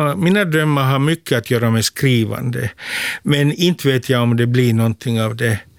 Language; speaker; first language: Swedish; non-native, local second language; Finnish